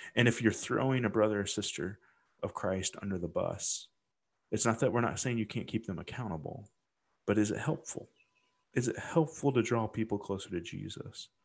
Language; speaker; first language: English; native; English